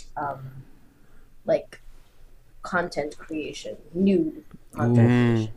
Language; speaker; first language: English; native; English